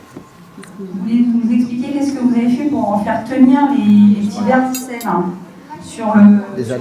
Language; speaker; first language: French; native; French